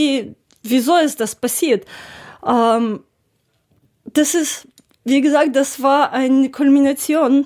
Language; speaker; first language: German; non-native, learner; Ukrainian